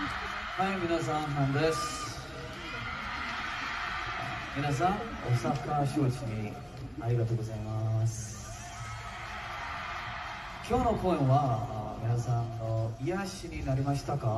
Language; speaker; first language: Japanese; non-native, learner; Korean